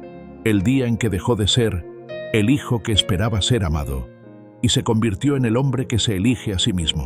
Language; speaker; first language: Spanish; native; Spanish